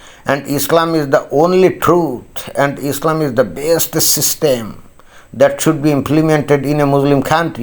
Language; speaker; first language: English; non-native, local second language; Bangla